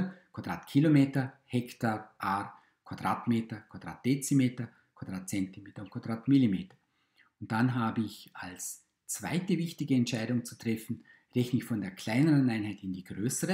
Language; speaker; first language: German; native; German